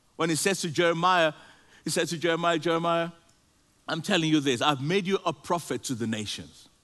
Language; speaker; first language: English; non-native, local second language; Yoruba